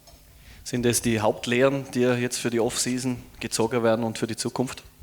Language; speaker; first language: German; native; German